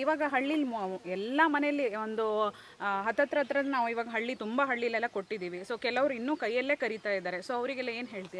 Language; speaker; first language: Kannada; native; Kannada